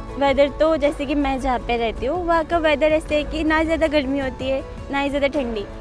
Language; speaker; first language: Hindi; non-native, local second language; Bangla